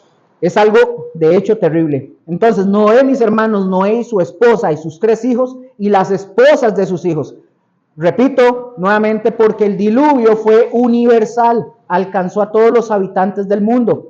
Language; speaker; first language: Spanish; native; Spanish